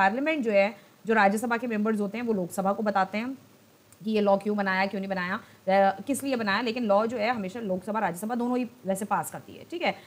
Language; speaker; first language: Hindi; non-native, local second language; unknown